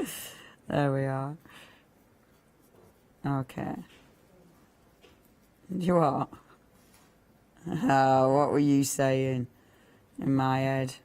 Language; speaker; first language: English; native; English